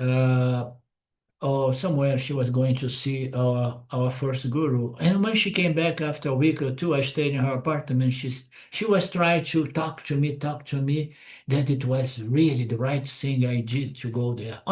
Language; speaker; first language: English; non-native, fluent; Portuguese